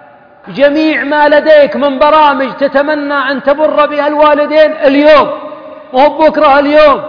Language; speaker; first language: Arabic; native; Arabic